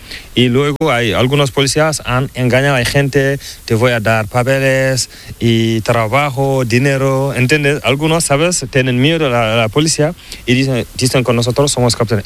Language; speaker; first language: Spanish; non-native, learner; Fula